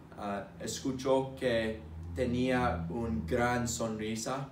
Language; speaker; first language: Spanish; non-native, learner; English